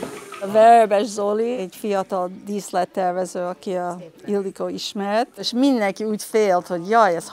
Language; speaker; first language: Hungarian; early bilingual, heritage; Hungarian